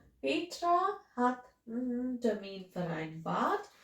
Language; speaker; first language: German; non-native, fluent; English